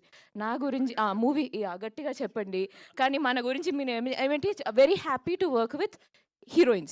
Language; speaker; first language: Telugu; non-native, local second language; Malayalam